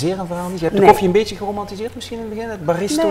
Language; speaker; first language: Dutch; native; Dutch